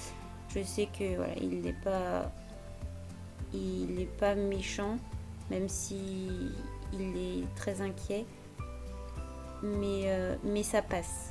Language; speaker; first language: French; native; French